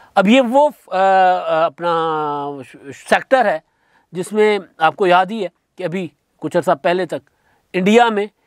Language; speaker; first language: Urdu; non-native, local second language; Sindhi